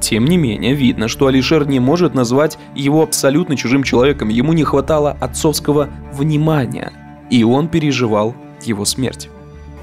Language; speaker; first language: Russian; native; Russian